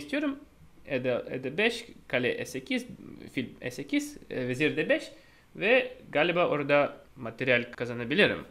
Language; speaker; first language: Turkish; non-native, fluent; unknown